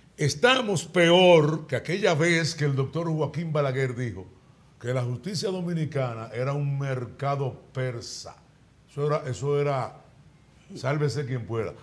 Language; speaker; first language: Spanish; native; Spanish